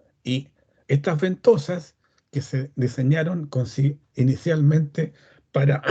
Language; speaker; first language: Spanish; native; Spanish